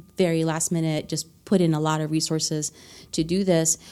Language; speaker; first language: English; non-native, fluent; Spanish